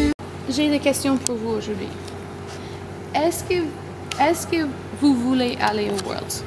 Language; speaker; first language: French; non-native, learner; English